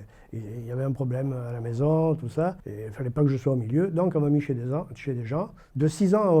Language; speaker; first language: French; native; French